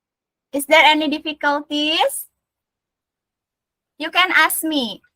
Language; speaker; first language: English; non-native, learner; Indonesian